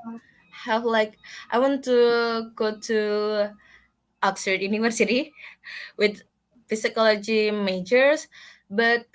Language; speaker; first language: English; non-native, learner; Indonesian